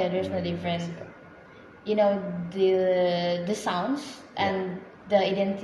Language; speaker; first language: English; non-native, fluent; Indonesian